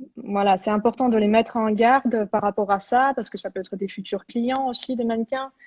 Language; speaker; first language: French; non-native, fluent; Russian